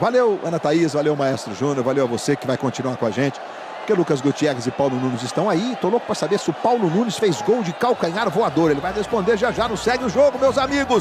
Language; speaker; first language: Portuguese; native; Portuguese